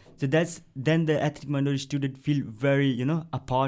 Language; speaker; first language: English; non-native, local second language; Punjabi